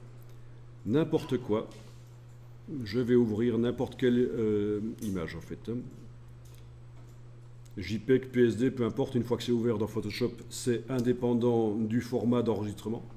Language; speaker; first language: French; native; French